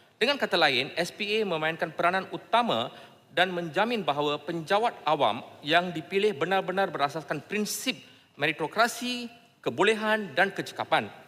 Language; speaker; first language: Malay; non-native, local second language; Tamil